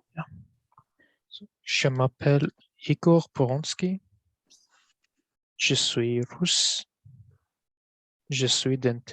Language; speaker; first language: French; non-native, learner; Persian